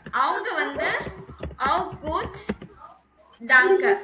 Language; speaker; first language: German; non-native, fluent; Tamil